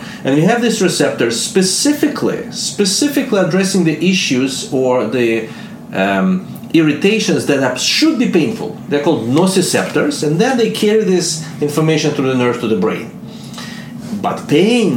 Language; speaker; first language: English; non-native, fluent; Russian